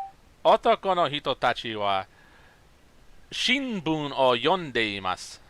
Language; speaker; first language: Japanese; non-native, learner; English